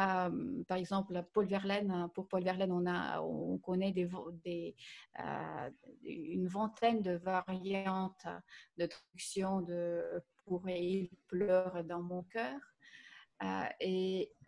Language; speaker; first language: French; non-native, fluent; Russian